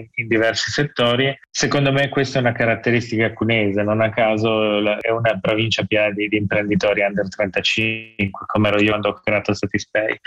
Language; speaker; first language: Italian; native; Italian